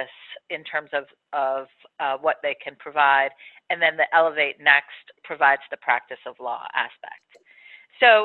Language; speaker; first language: English; native; English